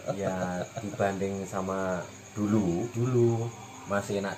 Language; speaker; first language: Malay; non-native, local second language; Javanese